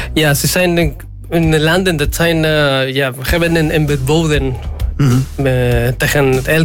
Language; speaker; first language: Dutch; non-native, learner; Spanish